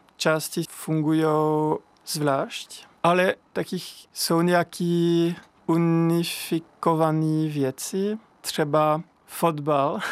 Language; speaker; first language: Czech; non-native, fluent; French